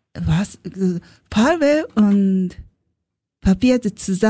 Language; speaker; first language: German; non-native, learner; Japanese